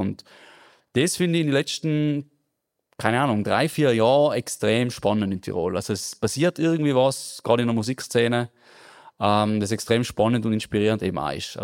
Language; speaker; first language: German; native; German